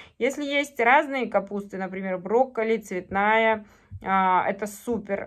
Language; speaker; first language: Russian; native; Russian